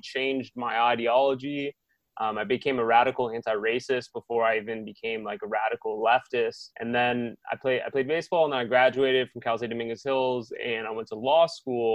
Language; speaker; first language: English; native; English